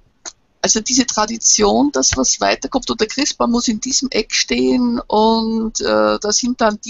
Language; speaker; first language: German; native; German